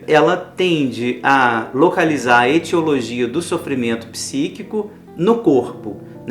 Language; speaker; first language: Portuguese; native; Portuguese